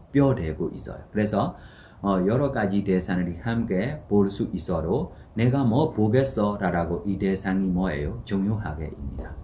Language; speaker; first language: Korean; non-native, learner; Burmese